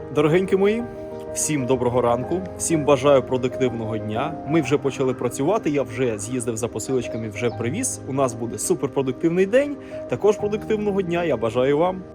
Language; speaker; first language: Ukrainian; native; Ukrainian